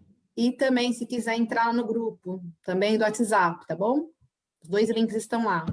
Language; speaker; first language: Portuguese; native; Portuguese